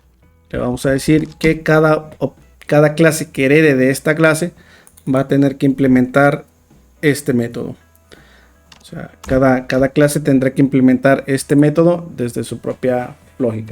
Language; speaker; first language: Spanish; native; Spanish